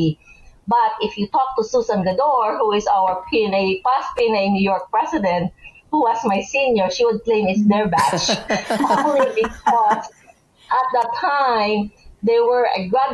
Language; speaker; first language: English; non-native, local second language; Hiligaynon